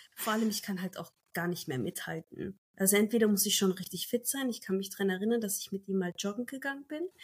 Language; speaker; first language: German; early bilingual, other home language; Turkish